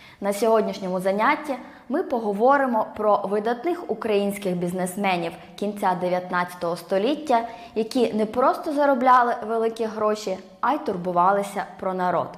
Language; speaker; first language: Ukrainian; native; Ukrainian